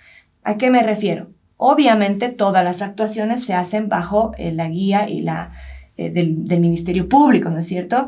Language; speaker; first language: Spanish; native; Spanish